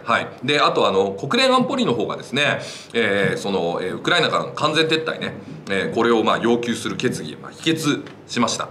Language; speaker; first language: Japanese; native; Japanese